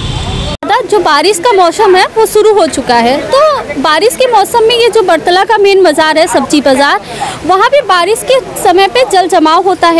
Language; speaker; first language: Hindi; native; Hindi